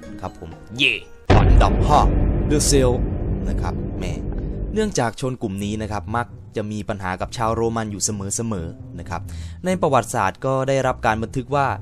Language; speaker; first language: Thai; native; Thai